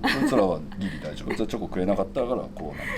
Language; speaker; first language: Japanese; native; Japanese